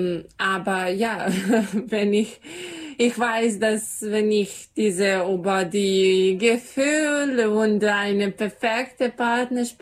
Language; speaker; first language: German; non-native, learner; Serbian